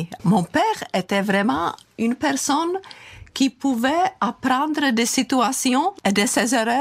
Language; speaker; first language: French; non-native, fluent; Czech